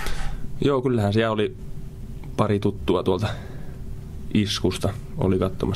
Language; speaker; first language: Finnish; native; Finnish